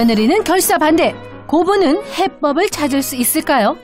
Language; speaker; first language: Korean; native; Korean